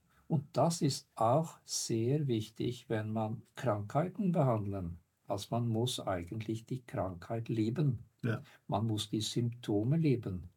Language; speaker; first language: German; non-native, fluent; Norwegian